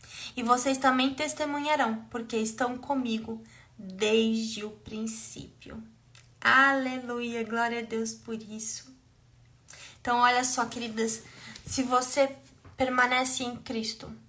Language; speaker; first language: Portuguese; native; Portuguese